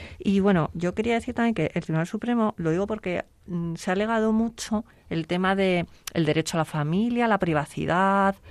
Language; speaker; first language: Spanish; native; Spanish